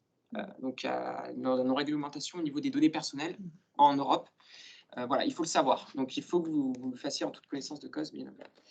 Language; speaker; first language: French; native; French